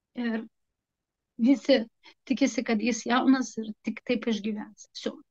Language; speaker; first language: Lithuanian; non-native, local second language; Russian